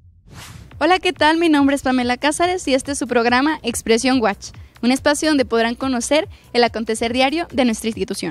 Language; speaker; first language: Spanish; native; Spanish